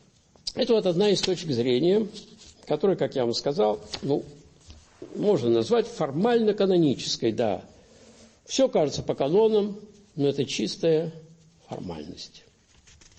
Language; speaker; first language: Russian; native; Russian